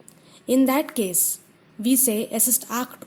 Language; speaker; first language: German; non-native, fluent; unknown